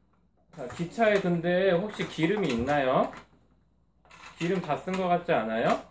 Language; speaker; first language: Korean; native; Korean